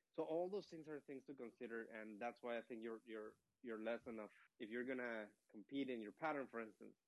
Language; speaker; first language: English; non-native, fluent; Spanish